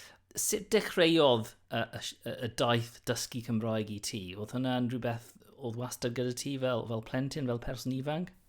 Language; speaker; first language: Welsh; non-native, local second language; English